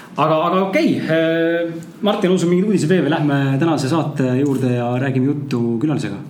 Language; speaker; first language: Estonian; native; Estonian